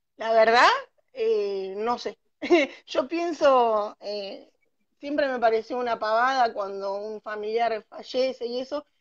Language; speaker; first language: Spanish; native; Spanish